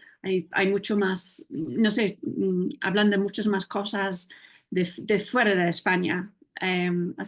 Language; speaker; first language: Spanish; non-native, fluent; English